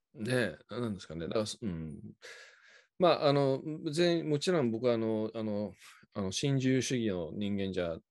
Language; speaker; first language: Japanese; native; Japanese